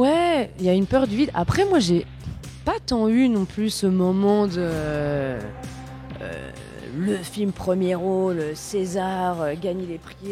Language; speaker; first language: French; native; French